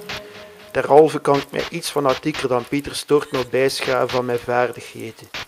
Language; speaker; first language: Dutch; native; Dutch